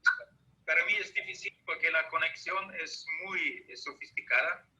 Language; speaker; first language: Spanish; non-native, fluent; German